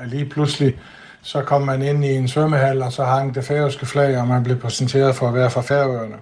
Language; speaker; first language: Danish; non-native, local second language; Faroese